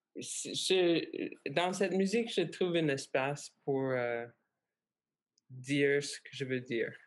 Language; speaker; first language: French; non-native, fluent; English